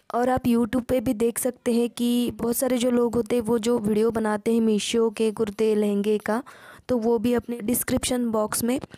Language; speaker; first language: Hindi; non-native, local second language; Marathi